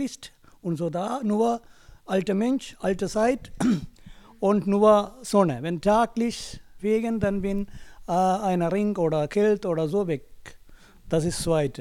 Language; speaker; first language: German; non-native, learner; Tamil